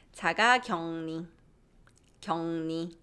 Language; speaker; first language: Korean; non-native, fluent; English